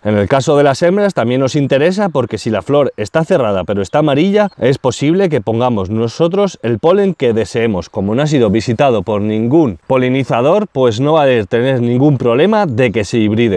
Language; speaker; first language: Spanish; native; Spanish